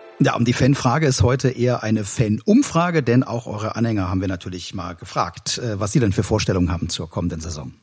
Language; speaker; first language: German; native; German